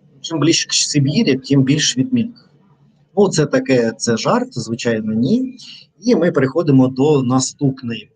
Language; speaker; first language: Ukrainian; non-native, learner; Russian